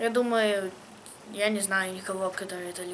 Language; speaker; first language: Russian; early bilingual, heritage; English